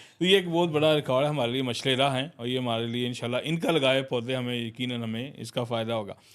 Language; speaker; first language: Urdu; non-native, local second language; Punjabi